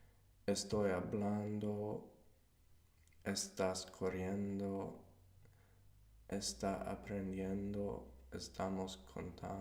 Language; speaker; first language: Spanish; non-native, learner; English